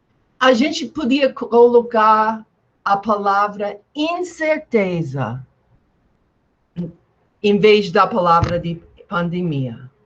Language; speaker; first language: Portuguese; non-native, fluent; English